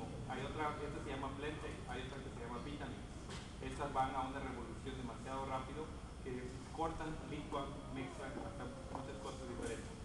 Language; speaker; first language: Spanish; native; Spanish